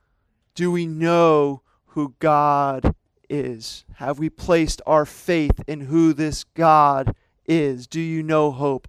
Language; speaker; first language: English; native; English